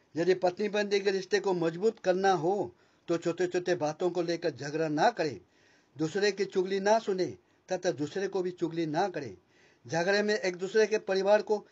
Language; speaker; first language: Hindi; non-native, local second language; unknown